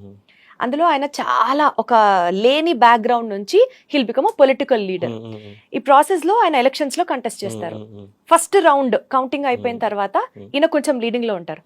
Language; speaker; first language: Telugu; native; Telugu